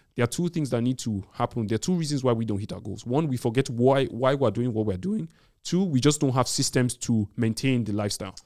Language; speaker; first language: English; non-native, local second language; Yoruba